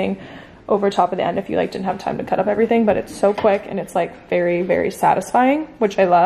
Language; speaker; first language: English; native; English